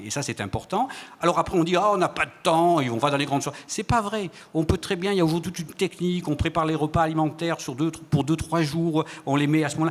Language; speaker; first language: French; native; French